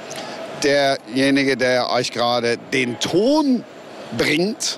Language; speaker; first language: German; native; German